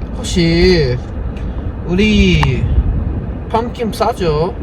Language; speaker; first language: Korean; non-native, learner; Chinese